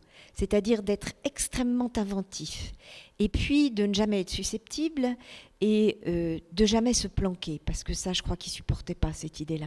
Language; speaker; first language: French; native; French